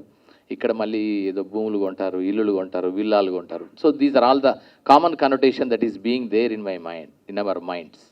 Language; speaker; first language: Telugu; native; Telugu